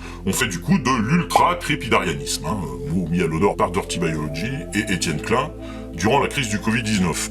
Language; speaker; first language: French; native; French